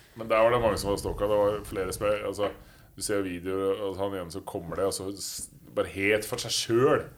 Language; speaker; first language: Norwegian; native; Norwegian